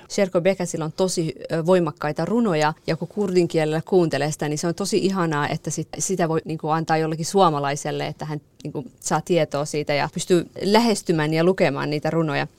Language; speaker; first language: Finnish; early bilingual, other home language; Kurdish